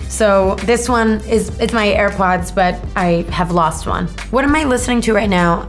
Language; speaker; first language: English; native; English